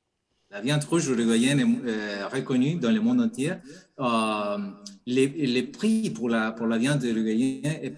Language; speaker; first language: French; non-native, fluent; Spanish